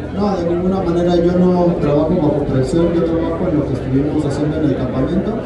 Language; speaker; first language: English; native; English